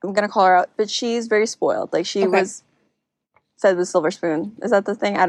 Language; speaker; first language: English; non-native, local second language; Filipino